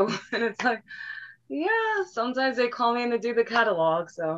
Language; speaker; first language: English; native; English